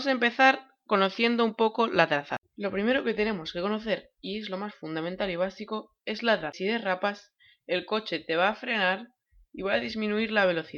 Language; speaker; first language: Spanish; native; Spanish